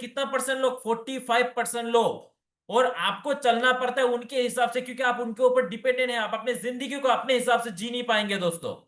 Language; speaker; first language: Hindi; non-native, local second language; Bangla